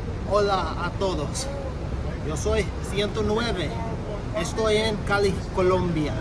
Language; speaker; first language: Spanish; non-native, learner; English